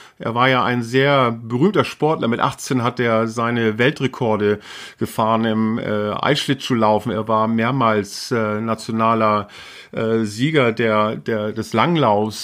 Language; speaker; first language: German; native; German